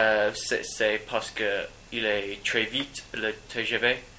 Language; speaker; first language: French; non-native, learner; English